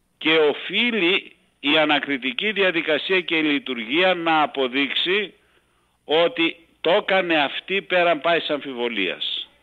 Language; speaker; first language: Greek; native; Greek